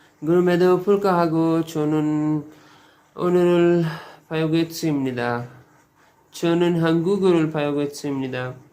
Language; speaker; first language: Korean; non-native, learner; Urdu